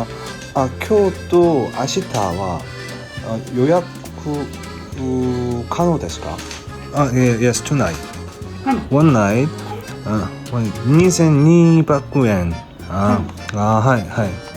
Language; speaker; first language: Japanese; non-native, learner; Korean